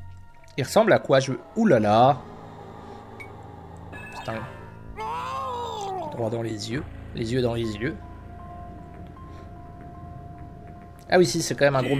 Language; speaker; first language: French; native; French